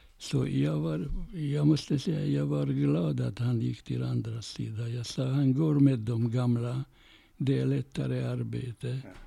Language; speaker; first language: Swedish; non-native, fluent; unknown